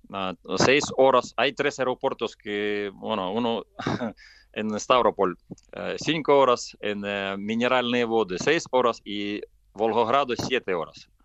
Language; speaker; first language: Spanish; non-native, fluent; Russian